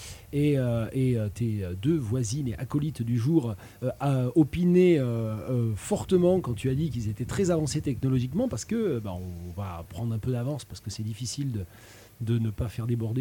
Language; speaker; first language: French; native; French